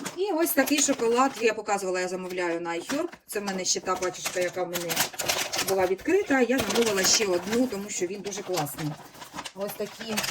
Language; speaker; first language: Ukrainian; native; Ukrainian